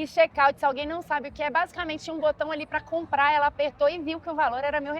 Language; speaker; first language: Portuguese; native; Portuguese